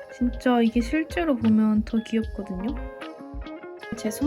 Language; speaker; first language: Korean; native; Korean